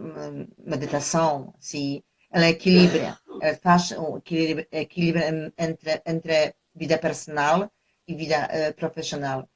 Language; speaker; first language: Portuguese; non-native, fluent; Polish